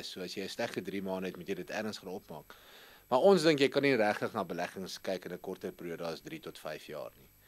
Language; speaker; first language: Afrikaans; native; Afrikaans